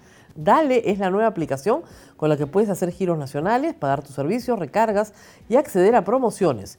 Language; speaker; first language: Spanish; native; Spanish